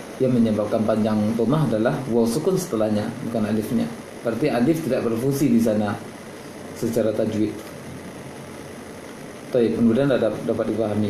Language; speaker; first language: Indonesian; native; Indonesian